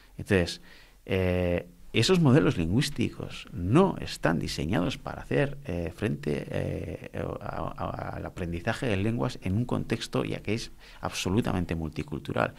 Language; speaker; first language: Spanish; non-native, local second language; Basque